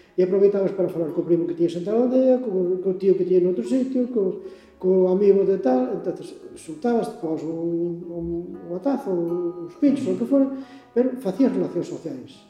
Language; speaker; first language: Galician; native; Galician